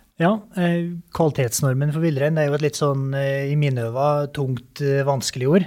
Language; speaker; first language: Norwegian; native; Norwegian